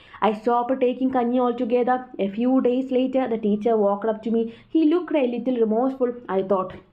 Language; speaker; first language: English; non-native, local second language; Malayalam